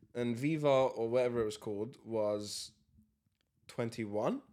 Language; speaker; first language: English; early bilingual, other home language; Latvian